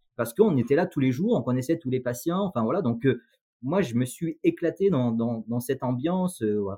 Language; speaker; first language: French; native; French